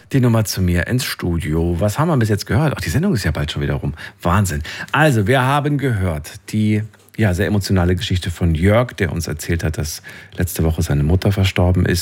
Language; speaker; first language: German; native; German